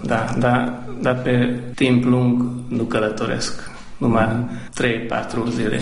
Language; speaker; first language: Romanian; non-native, local second language; Hungarian